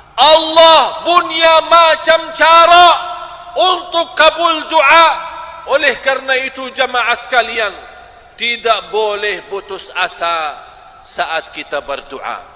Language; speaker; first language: Malay; non-native, fluent; Arabic